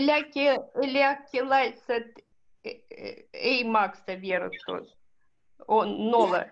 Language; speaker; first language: Finnish; non-native, learner; Russian